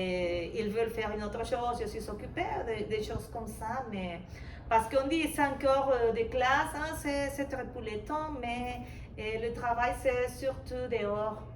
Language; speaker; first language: French; non-native, fluent; Spanish